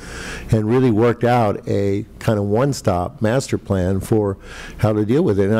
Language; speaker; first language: English; native; English